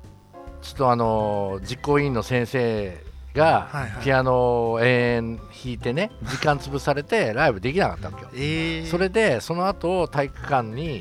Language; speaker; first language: Japanese; native; Japanese